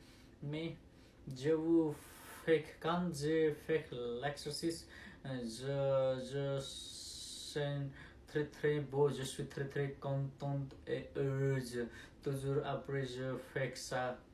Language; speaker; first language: French; non-native, learner; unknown